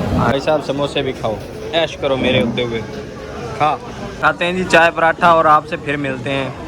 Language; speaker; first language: Urdu; non-native, local second language; Punjabi